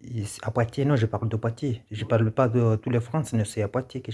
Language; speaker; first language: French; non-native, local second language; Comorian